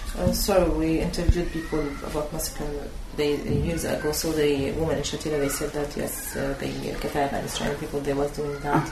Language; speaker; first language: English; non-native, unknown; Arabic